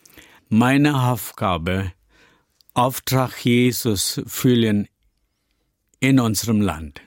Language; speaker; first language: German; non-native, learner; Tamil